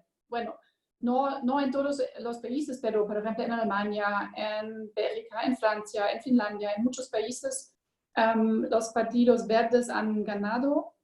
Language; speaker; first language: Spanish; non-native, learner; German